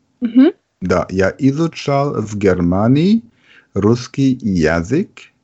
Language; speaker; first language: Russian; non-native, learner; German